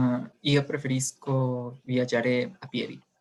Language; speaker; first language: Italian; non-native, learner; Spanish